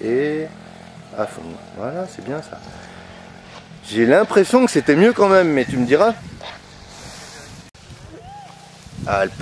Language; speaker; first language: French; native; French